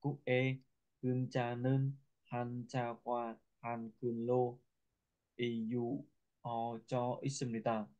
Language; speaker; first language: Korean; non-native, learner; Vietnamese